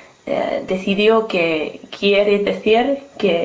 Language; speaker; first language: Spanish; non-native, learner; English